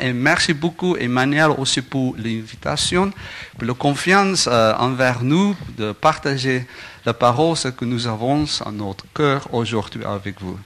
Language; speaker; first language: French; non-native, learner; Afrikaans